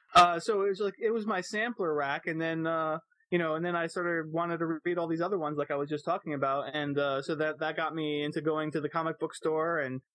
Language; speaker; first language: English; native; English